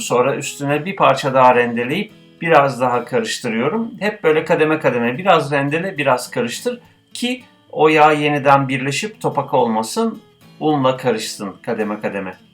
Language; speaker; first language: Turkish; native; Turkish